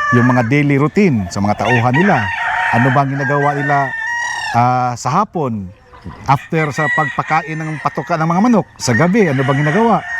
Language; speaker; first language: Filipino; non-native, local second language; Cebuano